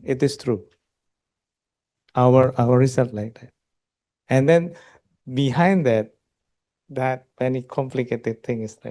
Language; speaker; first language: English; non-native, local second language; Indonesian